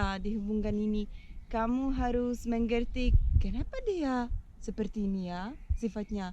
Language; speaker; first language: Indonesian; non-native, learner; Czech